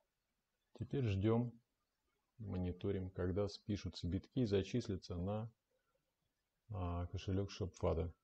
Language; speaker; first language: Russian; native; Russian